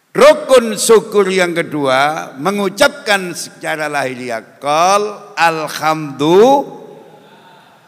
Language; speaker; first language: Indonesian; non-native, local second language; Javanese